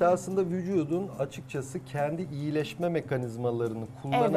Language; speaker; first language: Turkish; native; Turkish